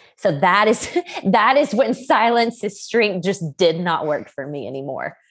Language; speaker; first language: English; native; English